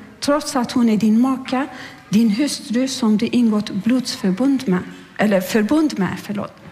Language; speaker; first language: Swedish; non-native, fluent; Turkish